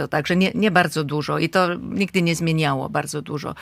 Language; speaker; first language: Polish; non-native, fluent; Finnish